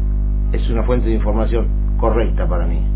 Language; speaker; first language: Spanish; native; Spanish